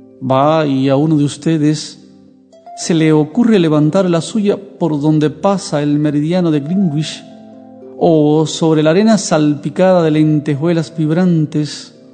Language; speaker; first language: Spanish; native; Spanish